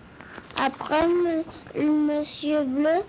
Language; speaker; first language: French; early bilingual, other home language; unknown